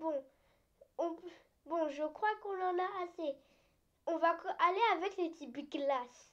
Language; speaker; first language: French; native; French